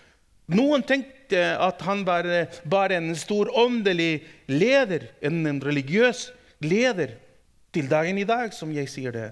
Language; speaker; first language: Norwegian; non-native, fluent; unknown